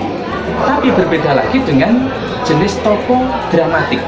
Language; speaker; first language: Indonesian; native; Indonesian